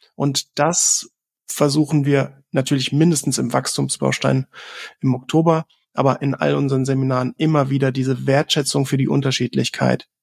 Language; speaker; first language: German; native; German